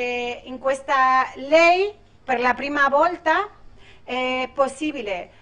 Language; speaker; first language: Italian; non-native, learner; Spanish